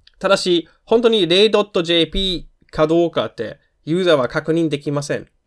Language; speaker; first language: Japanese; non-native, fluent; German